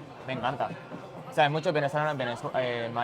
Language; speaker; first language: Spanish; non-native, learner; Japanese